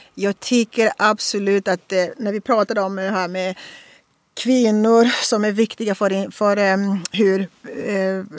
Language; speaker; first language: Swedish; non-native, fluent; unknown